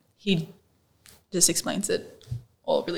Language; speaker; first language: English; non-native, local second language; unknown